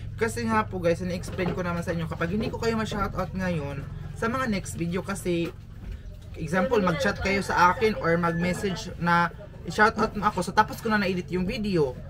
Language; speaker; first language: Filipino; non-native, local second language; Cebuano